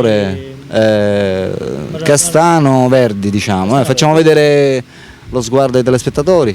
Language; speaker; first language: Italian; native; Italian